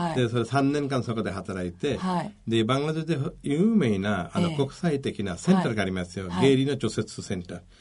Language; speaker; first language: Japanese; non-native, fluent; Bangla